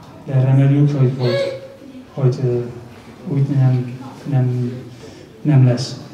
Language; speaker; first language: Hungarian; non-native, learner; Spanish